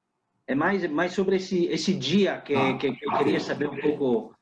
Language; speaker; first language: Portuguese; non-native, fluent; Italian